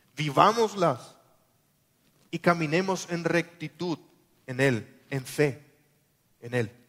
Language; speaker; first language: Spanish; non-native, local second language; German